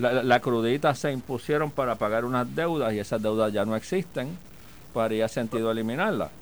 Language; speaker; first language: Spanish; native; Spanish